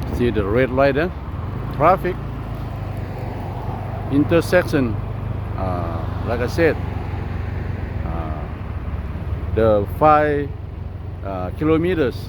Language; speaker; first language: English; non-native, learner; Lao